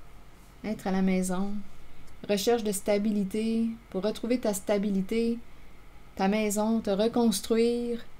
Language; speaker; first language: French; native; French